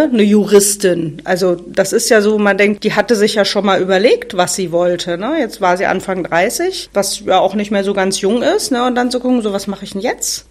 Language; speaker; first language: German; native; German